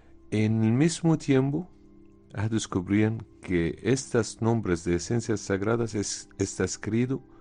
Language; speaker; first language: Spanish; non-native, fluent; Arabic